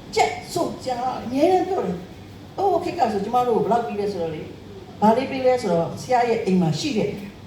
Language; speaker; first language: Burmese; non-native, local second language; Shan